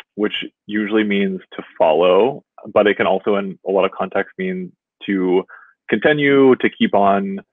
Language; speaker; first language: English; native; English